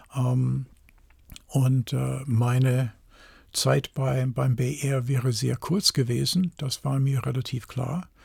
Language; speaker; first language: German; non-native, fluent; English